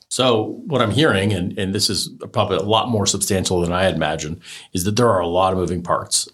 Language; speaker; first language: English; native; English